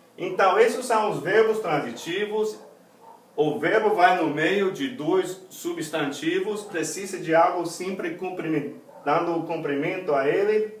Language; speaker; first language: Portuguese; non-native, fluent; English